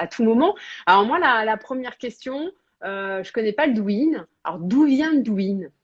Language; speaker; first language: French; native; French